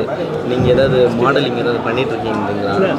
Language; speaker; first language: Tamil; native; Tamil